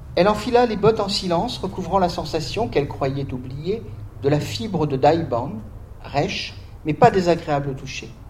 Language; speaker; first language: French; native; French